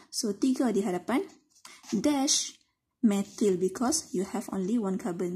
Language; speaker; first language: English; non-native, local second language; Malay